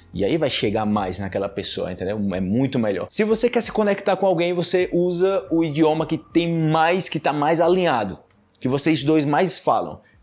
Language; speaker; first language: Portuguese; native; Portuguese